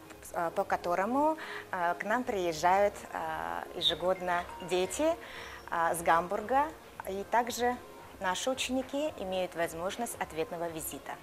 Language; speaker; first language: Russian; native; Russian